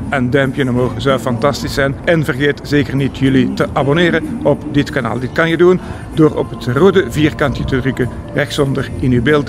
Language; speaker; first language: Dutch; native; Dutch